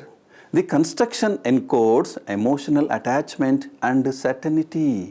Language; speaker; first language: English; non-native, local second language; Telugu